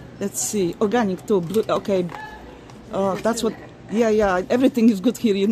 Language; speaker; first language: English; non-native, fluent; Polish